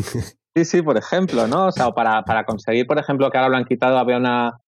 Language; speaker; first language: Spanish; native; Spanish